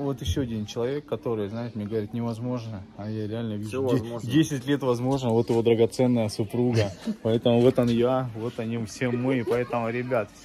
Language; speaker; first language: Russian; native; Russian